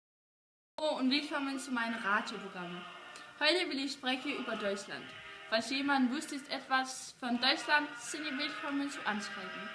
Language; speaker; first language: German; non-native, learner; Danish